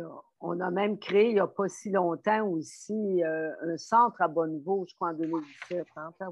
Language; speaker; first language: French; native; French